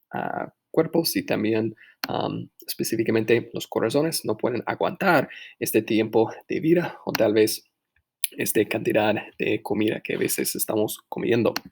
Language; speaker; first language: Spanish; non-native, fluent; English